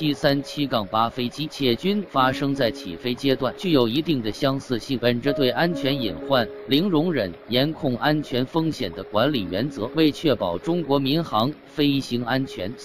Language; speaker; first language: Chinese; native; Chinese